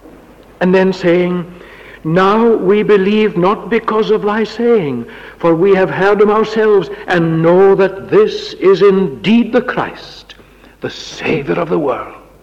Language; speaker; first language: English; native; English